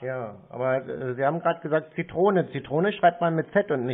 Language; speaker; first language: German; native; German